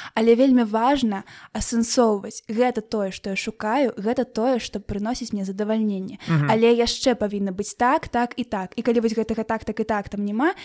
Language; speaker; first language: Belarusian; native; Belarusian